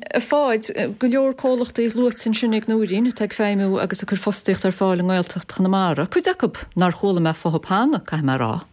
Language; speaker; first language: Irish; native; Irish